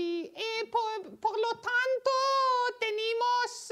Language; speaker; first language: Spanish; non-native, learner; German